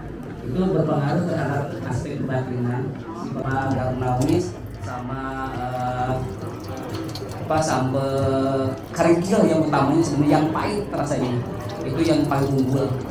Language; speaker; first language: Indonesian; non-native, local second language; Sundanese